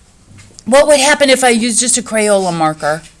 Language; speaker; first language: English; native; English